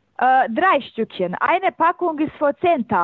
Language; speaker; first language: German; non-native, learner; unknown